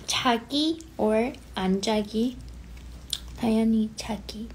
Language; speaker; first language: Korean; non-native, fluent; Chinese